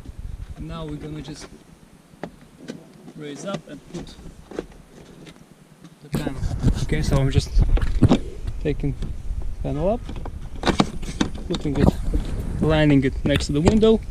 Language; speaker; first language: English; non-native, fluent; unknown